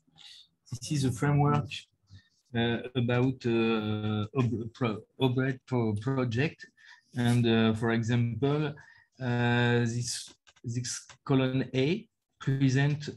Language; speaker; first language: English; non-native, learner; French